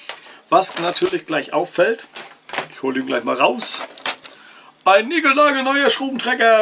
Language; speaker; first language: German; native; German